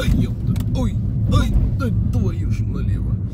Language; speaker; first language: Russian; native; Russian